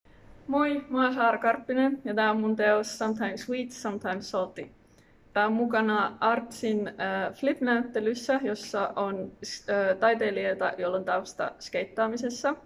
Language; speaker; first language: Finnish; native; Finnish